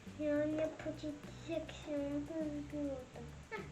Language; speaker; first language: Turkish; early bilingual, heritage; Turkish